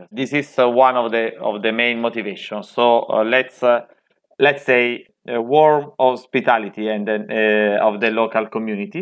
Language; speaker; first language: English; non-native, fluent; Italian